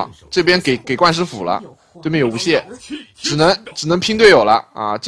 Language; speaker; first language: Chinese; native; Chinese